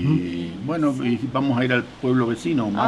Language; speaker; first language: Spanish; native; Spanish